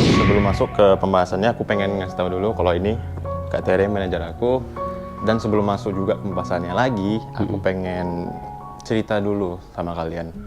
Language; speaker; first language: Indonesian; native; Indonesian